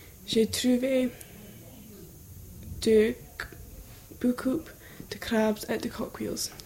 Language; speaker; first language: French; non-native, learner; English